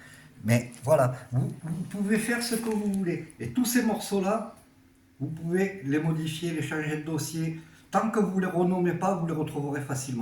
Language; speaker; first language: French; native; French